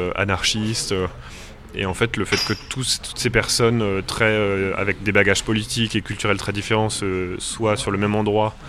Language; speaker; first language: French; native; French